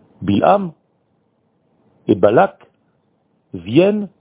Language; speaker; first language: French; native; French